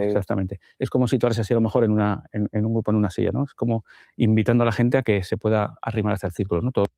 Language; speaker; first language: Spanish; native; Spanish